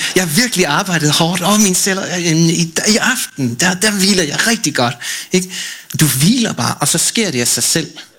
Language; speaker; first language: Danish; non-native, fluent; English